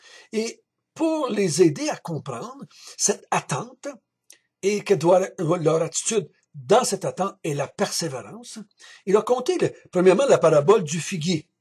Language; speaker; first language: French; native; French